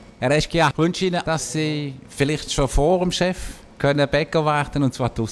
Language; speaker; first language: German; native; German